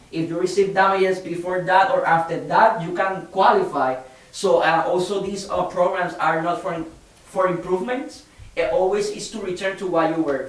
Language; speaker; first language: English; non-native, fluent; Spanish